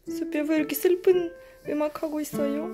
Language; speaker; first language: Korean; non-native, fluent; Russian